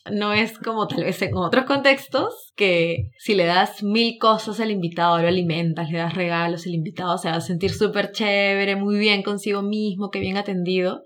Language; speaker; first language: Spanish; native; Spanish